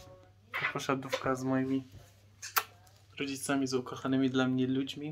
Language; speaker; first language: Polish; non-native, fluent; Persian